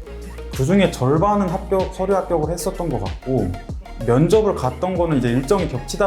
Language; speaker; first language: Korean; native; Korean